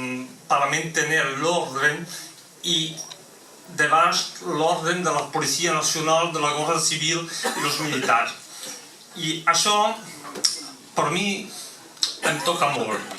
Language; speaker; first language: Catalan; non-native, local second language; French